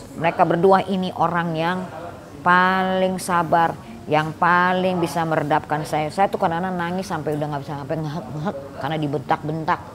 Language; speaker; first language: Indonesian; early bilingual, heritage; Indonesian